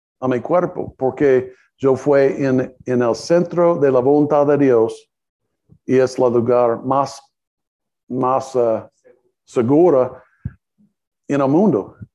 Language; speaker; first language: Spanish; non-native, learner; English